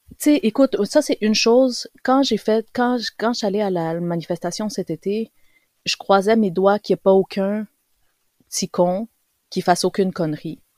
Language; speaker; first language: French; early bilingual, other home language; Spanish